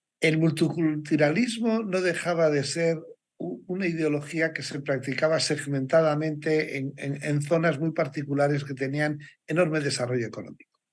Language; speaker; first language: Spanish; native; Spanish